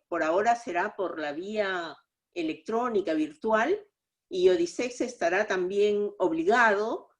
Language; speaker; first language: Spanish; native; Spanish